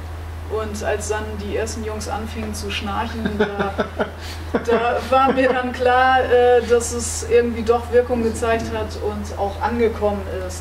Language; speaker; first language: German; native; German